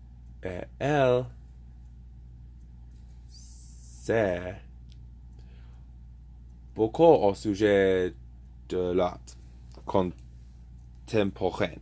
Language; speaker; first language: French; non-native, learner; English